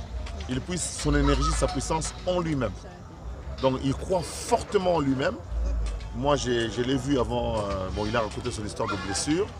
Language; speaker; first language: French; non-native, local second language; Lingala